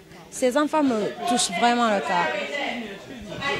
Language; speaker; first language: French; non-native, local second language; Fula